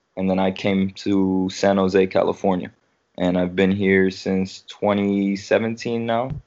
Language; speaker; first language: English; native; English